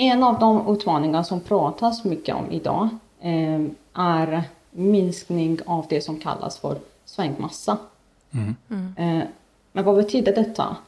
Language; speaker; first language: Swedish; non-native, fluent; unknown